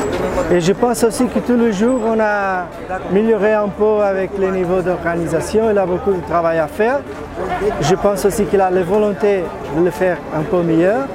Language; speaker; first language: French; non-native, fluent; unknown